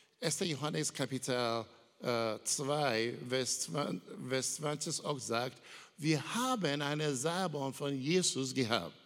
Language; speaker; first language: German; non-native, learner; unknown